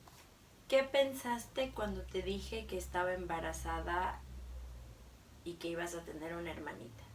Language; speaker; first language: Spanish; native; Spanish